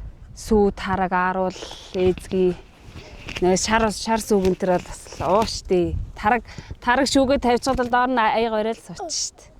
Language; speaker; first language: Mongolian; native; Mongolian